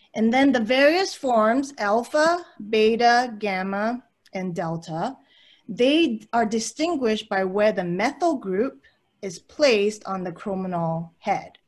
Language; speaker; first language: English; early bilingual, other home language; Chinese